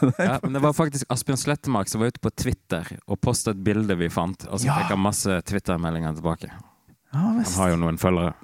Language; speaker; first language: Norwegian; native; Norwegian